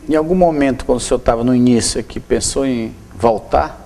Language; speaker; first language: Portuguese; native; Portuguese